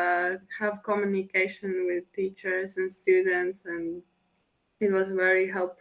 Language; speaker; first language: English; non-native, fluent; Latvian